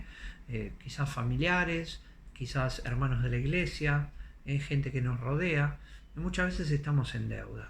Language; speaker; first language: Spanish; native; Spanish